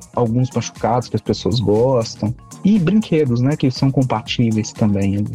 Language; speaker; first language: Portuguese; native; Portuguese